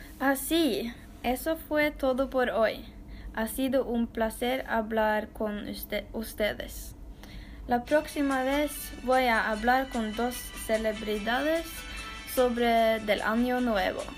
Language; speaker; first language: Spanish; non-native, learner; Norwegian